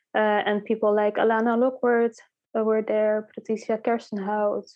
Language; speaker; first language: English; early bilingual, heritage; Dutch